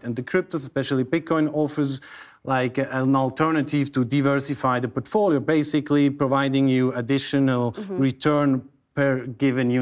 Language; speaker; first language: English; non-native, fluent; German